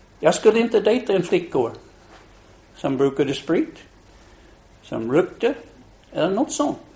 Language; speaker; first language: Swedish; non-native, fluent; English